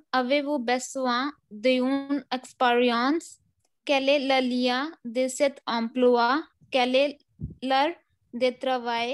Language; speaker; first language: French; non-native, learner; Hindi